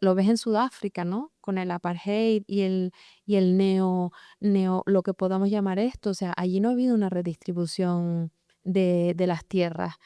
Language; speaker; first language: Spanish; native; Spanish